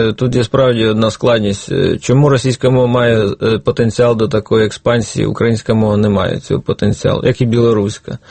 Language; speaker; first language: Ukrainian; native; Ukrainian